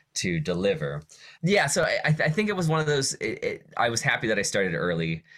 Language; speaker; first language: English; native; English